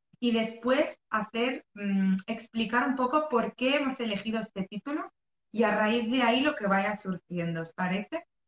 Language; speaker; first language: Spanish; early bilingual, other home language; Arabic